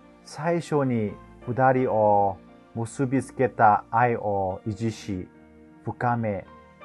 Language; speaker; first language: Japanese; non-native, fluent; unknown